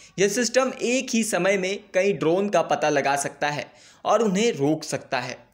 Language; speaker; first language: Hindi; native; Hindi